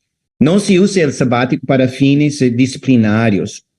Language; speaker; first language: Spanish; non-native, fluent; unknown